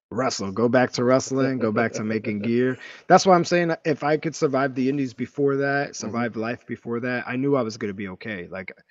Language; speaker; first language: English; native; English